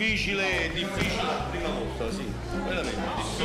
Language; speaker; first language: Italian; native; Italian